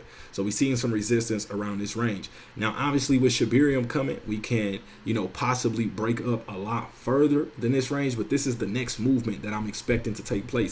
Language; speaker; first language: English; native; English